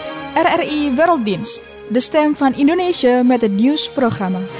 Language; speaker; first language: Dutch; non-native, fluent; Indonesian